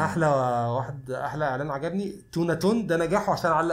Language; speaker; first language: Arabic; native; Arabic